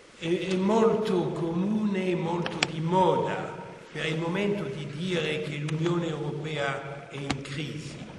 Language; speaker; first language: Italian; non-native, fluent; French